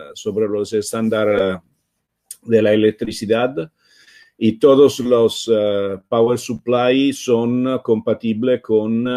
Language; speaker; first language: Spanish; non-native, fluent; Italian